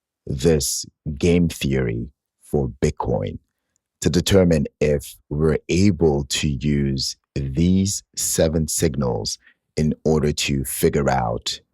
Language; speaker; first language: English; native; English